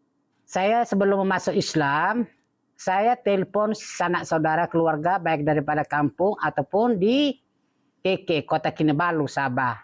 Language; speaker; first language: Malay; non-native, fluent; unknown